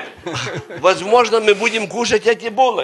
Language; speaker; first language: Polish; non-native, learner; Russian